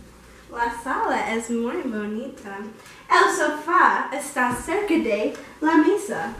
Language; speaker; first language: Spanish; non-native, learner; English